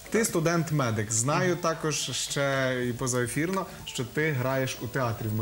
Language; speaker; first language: Ukrainian; native; Ukrainian